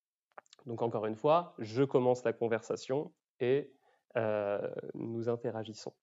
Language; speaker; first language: French; native; French